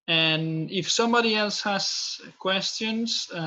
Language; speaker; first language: English; non-native, fluent; Catalan